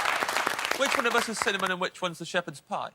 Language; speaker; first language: English; native; English